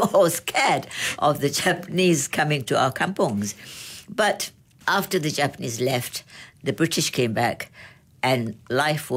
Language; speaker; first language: English; non-native, local second language; Malay